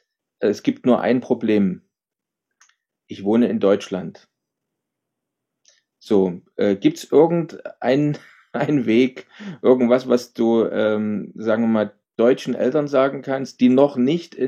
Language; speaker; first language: German; native; German